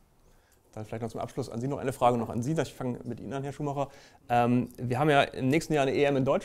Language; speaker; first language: German; native; German